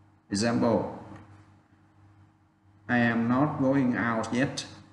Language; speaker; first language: English; non-native, fluent; Vietnamese